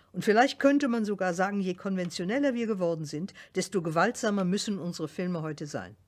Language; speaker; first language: German; native; German